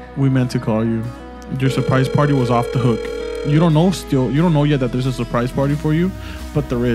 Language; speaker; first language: English; early bilingual, other home language; Spanish